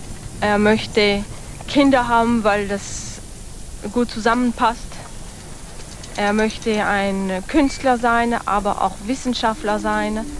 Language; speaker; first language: German; non-native, fluent; French